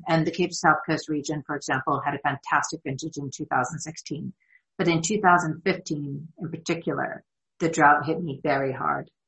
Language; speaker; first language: English; native; English